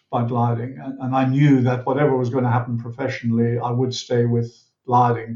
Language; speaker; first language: English; native; English